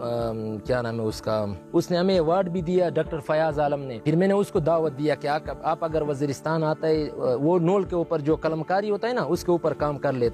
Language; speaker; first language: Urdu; non-native, local second language; Pashto